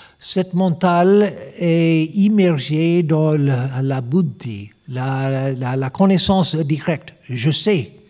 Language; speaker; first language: French; non-native, learner; English